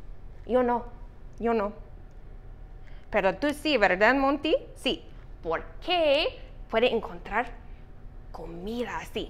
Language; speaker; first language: Spanish; non-native, fluent; English